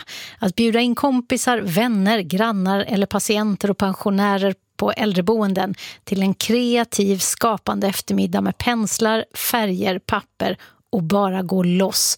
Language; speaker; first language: Swedish; native; Swedish